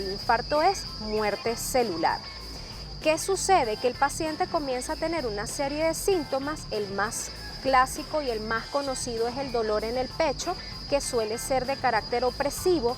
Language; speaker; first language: Spanish; native; Spanish